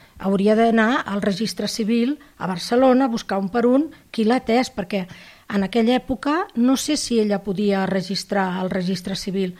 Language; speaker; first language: Catalan; native; Catalan